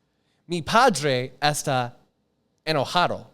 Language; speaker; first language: Spanish; non-native, learner; English